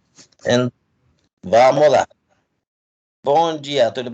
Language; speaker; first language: Portuguese; non-native, learner; English